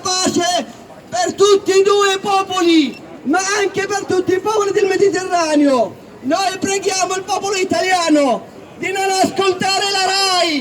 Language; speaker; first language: Italian; non-native, local second language; Arabic